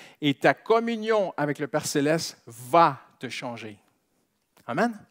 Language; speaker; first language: French; native; French